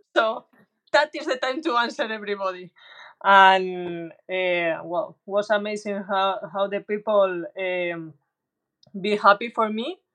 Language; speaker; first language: English; non-native, learner; Spanish